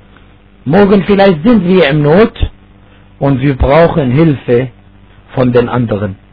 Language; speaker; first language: German; non-native, fluent; Arabic